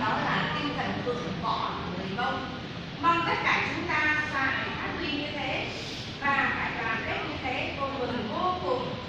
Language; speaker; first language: Vietnamese; non-native, local second language; Hmong